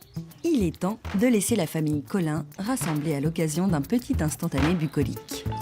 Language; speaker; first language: French; native; French